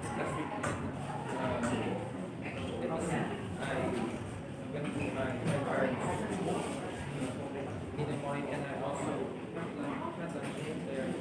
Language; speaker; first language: English; non-native, learner; Vietnamese